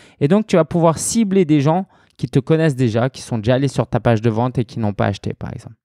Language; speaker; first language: French; native; French